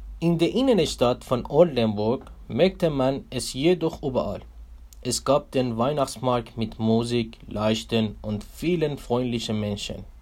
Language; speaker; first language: German; non-native, learner; Persian